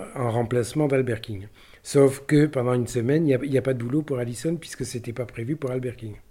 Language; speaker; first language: French; native; French